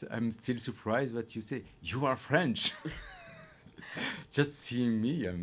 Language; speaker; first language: English; non-native, learner; French